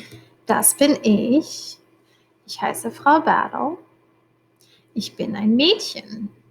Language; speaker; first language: German; non-native, fluent; English